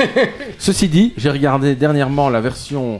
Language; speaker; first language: French; native; French